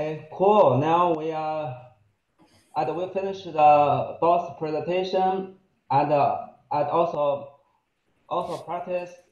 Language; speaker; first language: English; non-native, fluent; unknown